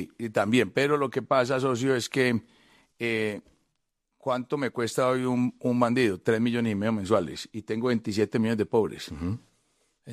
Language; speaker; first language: Spanish; native; Spanish